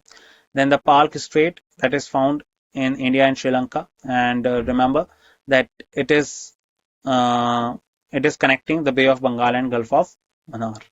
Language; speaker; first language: English; non-native, local second language; Hindi